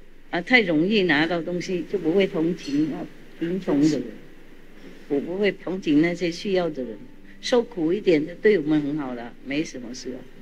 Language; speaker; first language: Chinese; non-native, fluent; Vietnamese